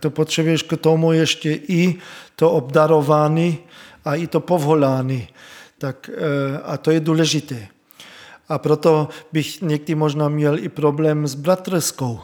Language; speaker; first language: Czech; non-native, fluent; German